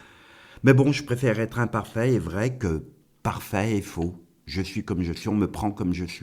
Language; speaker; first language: French; non-native, local second language; Kabyle